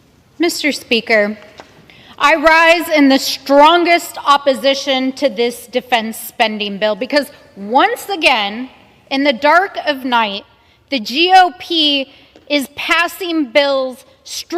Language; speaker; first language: English; native; English